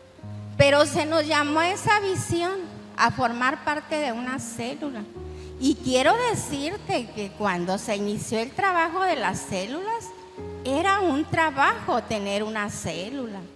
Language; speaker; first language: Spanish; native; Spanish